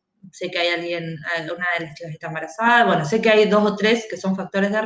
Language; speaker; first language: Spanish; native; Spanish